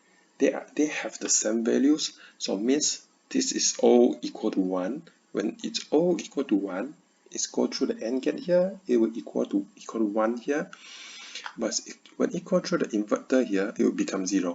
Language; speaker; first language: English; non-native, learner; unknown